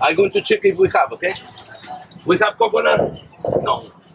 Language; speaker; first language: English; non-native, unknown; Spanish